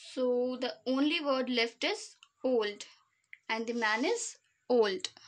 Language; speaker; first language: English; non-native, local second language; Hindi